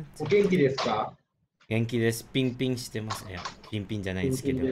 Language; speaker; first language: Japanese; non-native, fluent; Malay